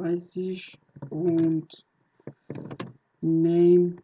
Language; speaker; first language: German; non-native, learner; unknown